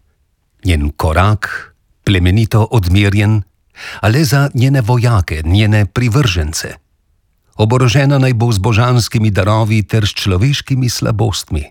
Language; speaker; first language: Slovenian; native; Slovenian